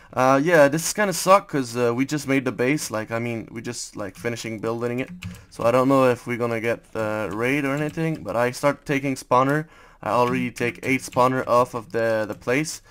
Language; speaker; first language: English; non-native, fluent; French